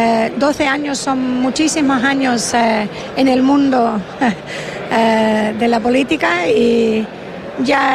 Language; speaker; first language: Spanish; non-native, fluent; English